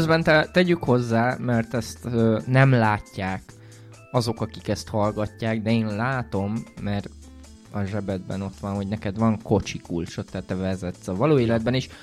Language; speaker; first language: Hungarian; native; Hungarian